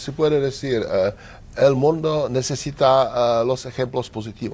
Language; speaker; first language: Spanish; non-native, learner; Czech